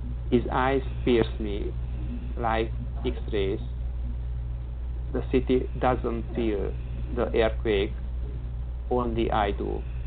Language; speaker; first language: English; non-native, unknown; Hungarian